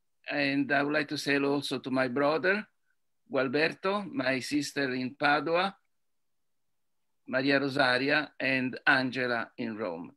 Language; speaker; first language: English; non-native, fluent; Italian